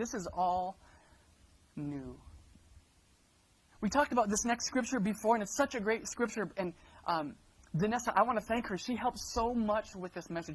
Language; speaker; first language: English; native; English